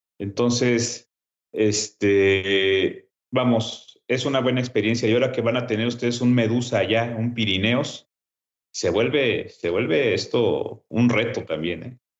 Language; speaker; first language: Spanish; native; Spanish